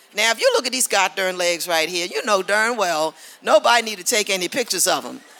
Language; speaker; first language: English; native; English